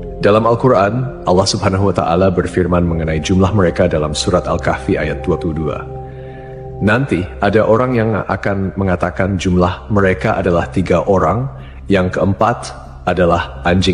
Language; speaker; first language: Indonesian; native; Indonesian